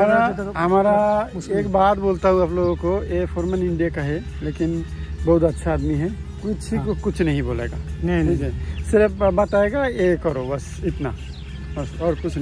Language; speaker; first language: Hindi; non-native, learner; Bangla